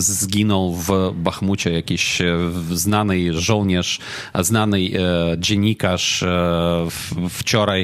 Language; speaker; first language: Polish; non-native, fluent; Ukrainian